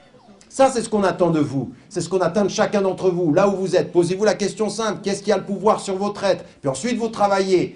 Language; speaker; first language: French; native; French